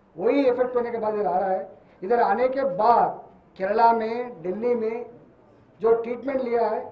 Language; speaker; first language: Hindi; non-native, local second language; Telugu